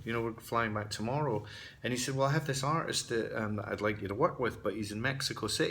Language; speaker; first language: English; native; English